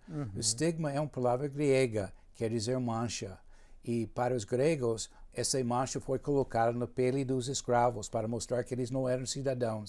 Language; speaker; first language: Portuguese; non-native, fluent; English